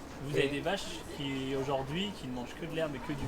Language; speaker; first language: French; native; French